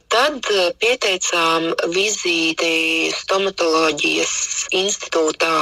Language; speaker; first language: Latvian; native; Latvian